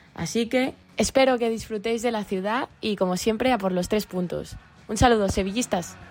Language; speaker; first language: Spanish; native; Spanish